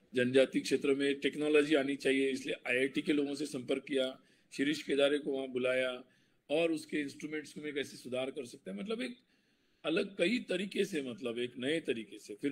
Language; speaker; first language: Hindi; non-native, local second language; Marathi